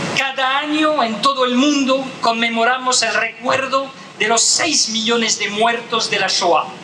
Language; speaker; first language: Spanish; non-native, fluent; French